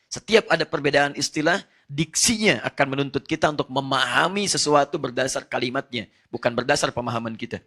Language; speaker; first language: Indonesian; native; Indonesian